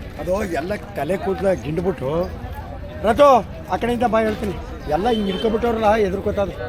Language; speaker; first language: Kannada; native; Kannada